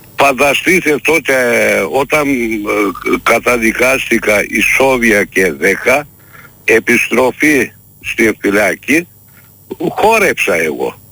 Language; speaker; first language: Greek; non-native, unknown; Turkish